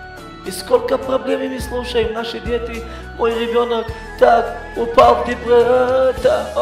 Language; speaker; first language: Russian; early bilingual, heritage; Hebrew